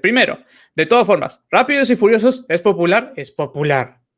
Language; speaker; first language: Spanish; native; Spanish